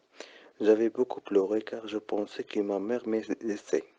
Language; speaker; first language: French; non-native, learner; Arabic